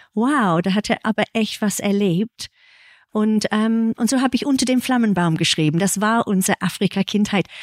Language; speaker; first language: German; early bilingual, heritage; English